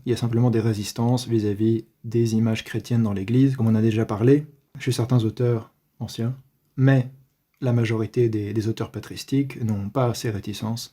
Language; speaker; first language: French; native; French